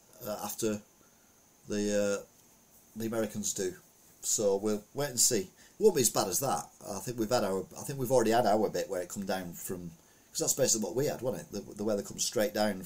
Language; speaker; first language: English; native; English